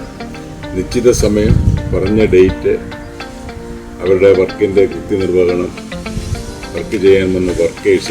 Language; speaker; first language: Malayalam; native; Malayalam